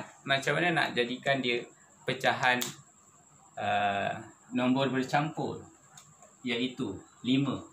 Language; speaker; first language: Malay; native; Malay